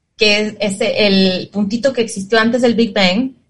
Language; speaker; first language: Spanish; native; Spanish